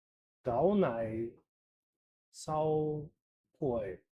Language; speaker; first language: Vietnamese; non-native, learner; Dutch